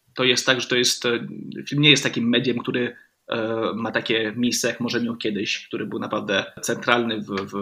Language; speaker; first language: Polish; early bilingual, heritage; Polish